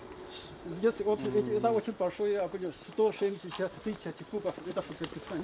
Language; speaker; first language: Russian; non-native, local second language; Kyrgyz